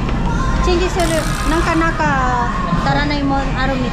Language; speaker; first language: Japanese; non-native, learner; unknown